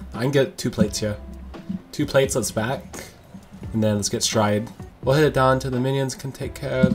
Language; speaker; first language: English; native; English